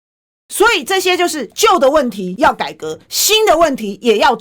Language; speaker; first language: Chinese; native; Chinese